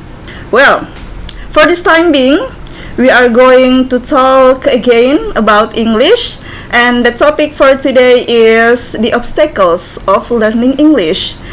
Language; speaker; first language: English; non-native, learner; Indonesian